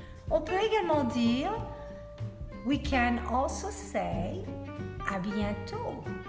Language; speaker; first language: French; native; French